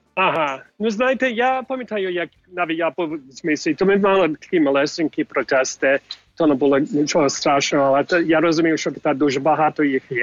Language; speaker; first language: Ukrainian; early bilingual, heritage; English